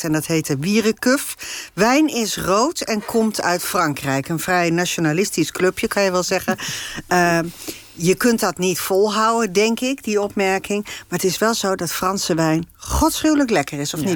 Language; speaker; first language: Dutch; native; Dutch